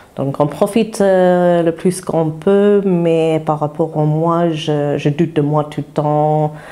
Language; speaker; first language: French; non-native, fluent; English